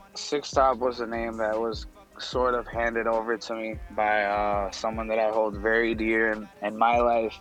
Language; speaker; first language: English; non-native, fluent; Spanish